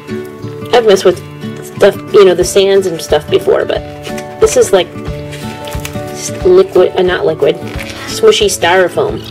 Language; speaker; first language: English; native; English